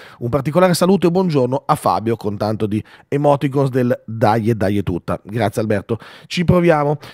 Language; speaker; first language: Italian; native; Italian